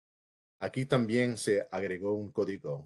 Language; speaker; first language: Spanish; early bilingual, heritage; English